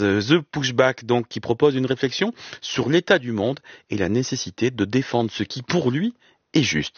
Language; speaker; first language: French; native; French